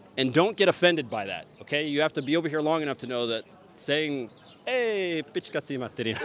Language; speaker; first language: English; native; English